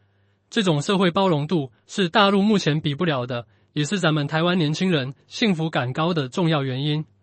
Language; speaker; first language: Chinese; native; Chinese